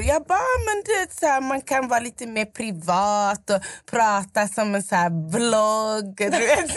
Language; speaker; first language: Swedish; non-native, local second language; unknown